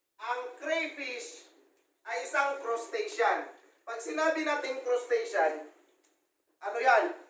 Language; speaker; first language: Filipino; non-native, local second language; Cebuano